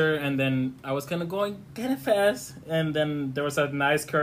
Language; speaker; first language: English; non-native, fluent; Spanish